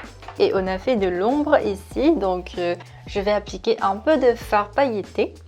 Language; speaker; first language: French; non-native, fluent; Korean